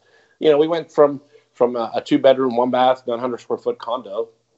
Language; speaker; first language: English; non-native, fluent; Italian